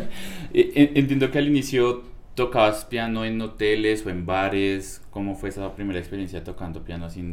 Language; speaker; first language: Spanish; native; Spanish